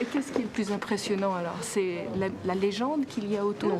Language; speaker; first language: French; native; French